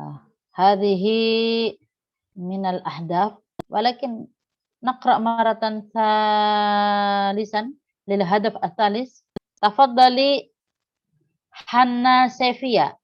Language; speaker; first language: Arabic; non-native, learner; Indonesian